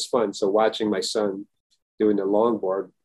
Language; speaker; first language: English; early bilingual, other home language; Filipino